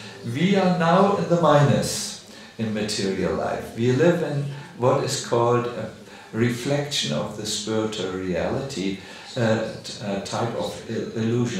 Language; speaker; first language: English; non-native, fluent; German